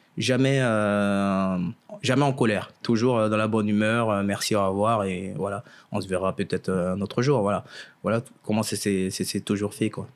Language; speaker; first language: French; early bilingual, other home language; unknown